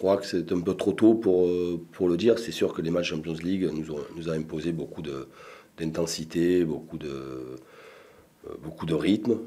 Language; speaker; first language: French; native; French